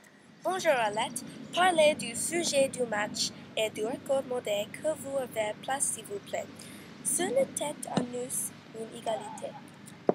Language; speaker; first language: French; non-native, learner; English